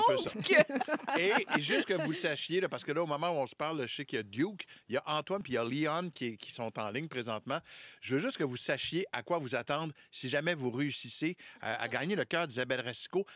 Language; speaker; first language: French; native; French